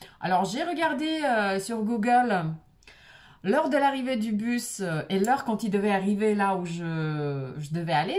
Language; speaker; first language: French; non-native, fluent; Russian